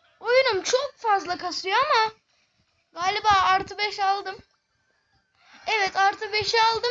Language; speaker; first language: Turkish; native; Turkish